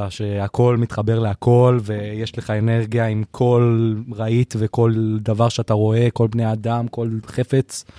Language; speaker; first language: Hebrew; native; Hebrew